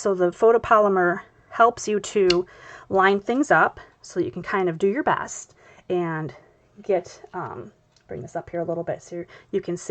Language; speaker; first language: English; native; English